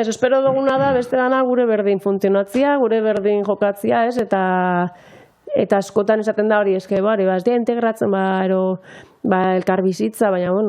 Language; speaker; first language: Basque; native; Basque